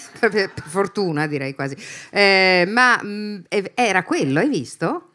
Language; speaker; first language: Italian; native; Italian